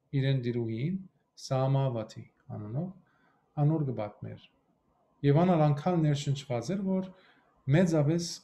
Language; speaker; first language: Armenian; early bilingual, heritage; Armenian